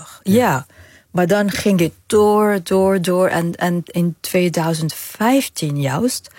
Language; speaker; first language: Dutch; non-native, fluent; Arabic